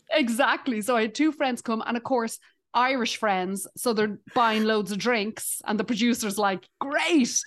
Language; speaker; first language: English; native; English